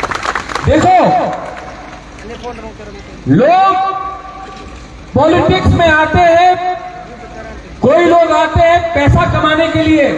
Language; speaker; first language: Hindi; non-native, local second language; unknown